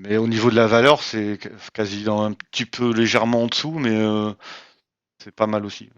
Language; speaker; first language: French; native; French